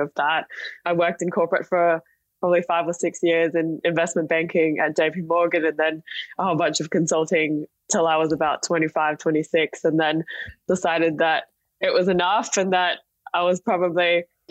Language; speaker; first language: English; native; English